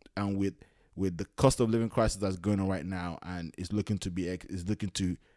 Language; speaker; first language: English; native; English